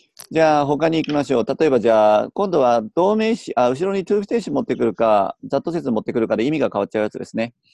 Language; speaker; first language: Japanese; native; Japanese